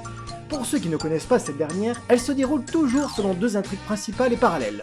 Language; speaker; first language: French; native; French